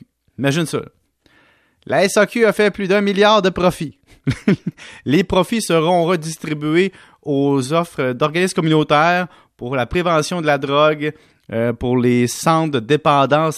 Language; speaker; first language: French; native; French